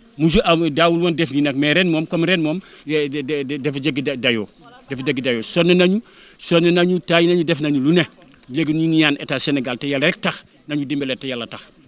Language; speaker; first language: Wolof; non-native, local second language; Fula